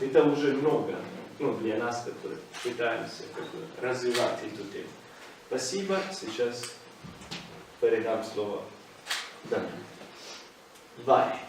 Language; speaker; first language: Russian; non-native, fluent; Italian